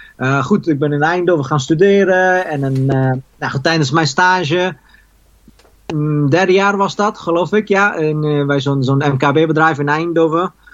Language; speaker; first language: Dutch; early bilingual, other home language; Persian